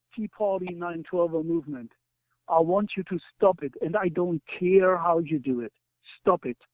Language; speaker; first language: English; non-native, fluent; German